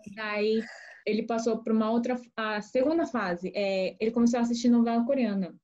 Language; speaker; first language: Portuguese; early bilingual, other home language; Korean